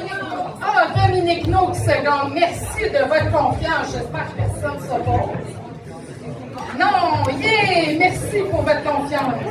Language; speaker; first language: French; native; French